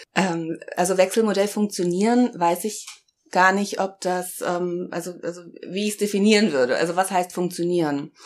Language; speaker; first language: German; native; German